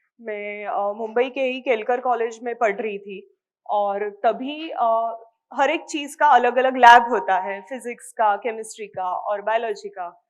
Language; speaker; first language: Hindi; non-native, local second language; Marathi